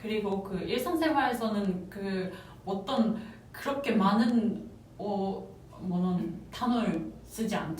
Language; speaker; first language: Korean; non-native, fluent; Japanese